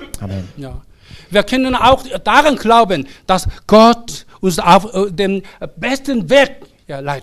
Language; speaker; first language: German; non-native, learner; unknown